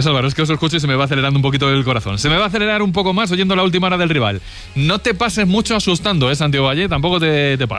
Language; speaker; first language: Spanish; native; Spanish